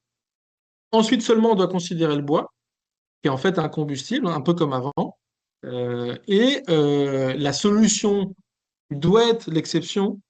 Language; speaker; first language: French; native; French